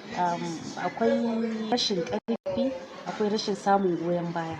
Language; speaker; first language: Hausa; native; Hausa